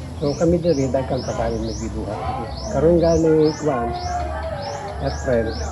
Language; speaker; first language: Cebuano; non-native, local second language; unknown